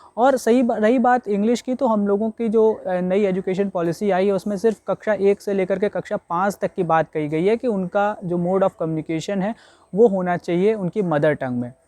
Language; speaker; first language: Hindi; native; Hindi